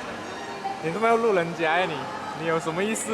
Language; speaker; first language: Chinese; native; Chinese